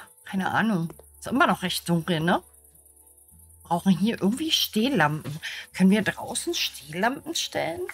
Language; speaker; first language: German; native; German